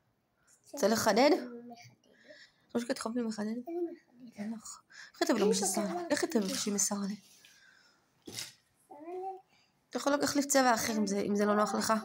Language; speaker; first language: Hebrew; native; Hebrew